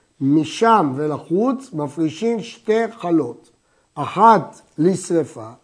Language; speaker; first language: Hebrew; native; Hebrew